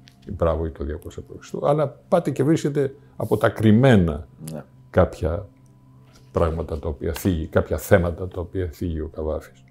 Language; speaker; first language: Greek; native; Greek